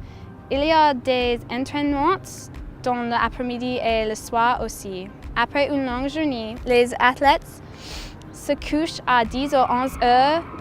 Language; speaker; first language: French; non-native, learner; English